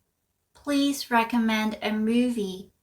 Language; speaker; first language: English; non-native, fluent; Korean